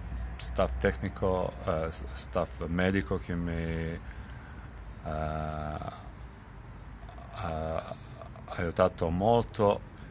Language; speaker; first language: Italian; non-native, fluent; Serbian